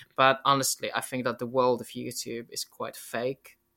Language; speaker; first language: English; non-native, fluent; Polish